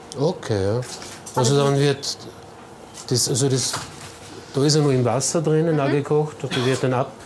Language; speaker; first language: German; native; German